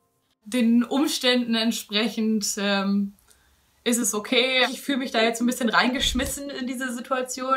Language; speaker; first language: German; native; German